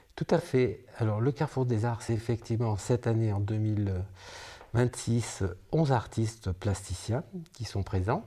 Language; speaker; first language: French; native; French